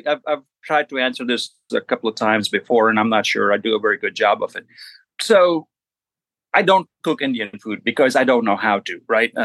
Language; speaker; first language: English; non-native, local second language; Gujarati